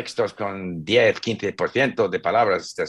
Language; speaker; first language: Spanish; non-native, fluent; English